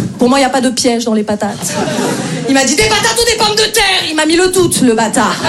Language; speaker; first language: French; native; French